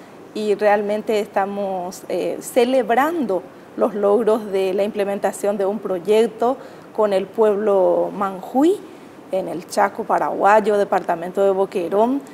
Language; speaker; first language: Spanish; native; Spanish